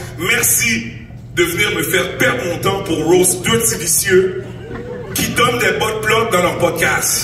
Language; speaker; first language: French; native; French